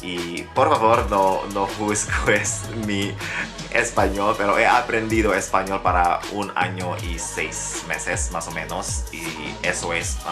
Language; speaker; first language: Spanish; non-native, learner; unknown